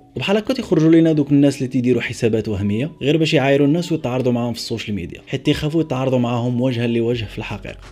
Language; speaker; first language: Arabic; native; Arabic